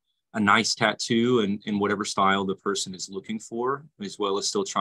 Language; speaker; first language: English; native; English